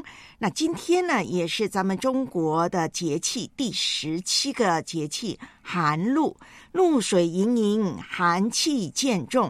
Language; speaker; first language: Chinese; native; Chinese